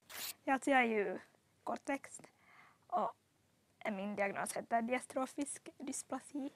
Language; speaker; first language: Swedish; native; Swedish